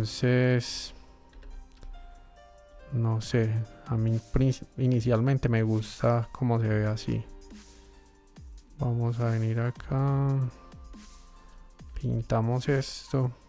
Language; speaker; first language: Spanish; native; Spanish